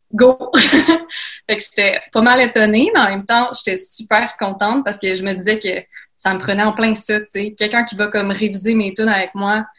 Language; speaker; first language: French; native; French